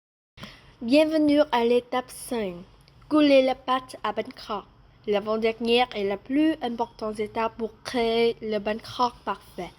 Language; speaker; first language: French; non-native, learner; Vietnamese